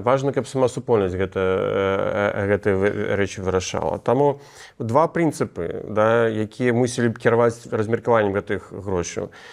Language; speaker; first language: Belarusian; non-native, local second language; Russian